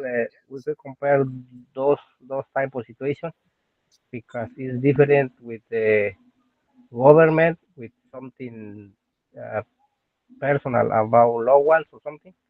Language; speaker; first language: English; non-native, learner; Spanish